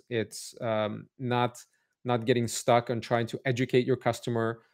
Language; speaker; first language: English; native; English